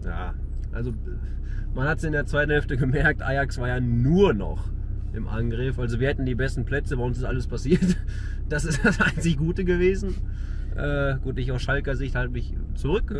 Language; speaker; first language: German; native; German